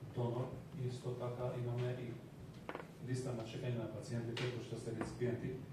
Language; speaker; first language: Macedonian; non-native, local second language; Albanian